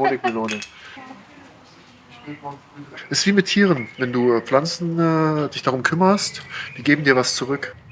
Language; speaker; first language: German; native; German